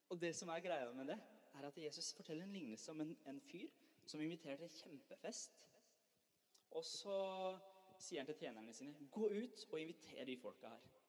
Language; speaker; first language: Norwegian; early bilingual, other home language; Persian